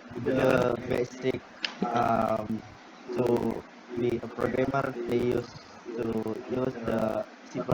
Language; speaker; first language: English; non-native, learner; Indonesian